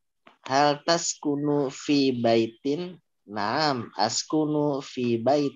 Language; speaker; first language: Arabic; non-native, learner; Indonesian